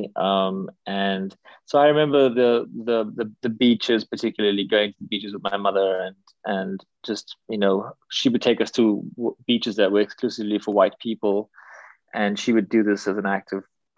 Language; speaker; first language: English; native; English